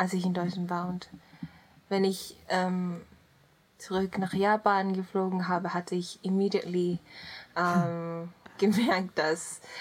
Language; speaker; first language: German; non-native, learner; Japanese